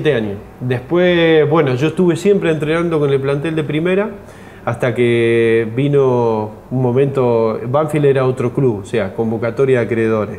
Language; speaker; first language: Spanish; native; Spanish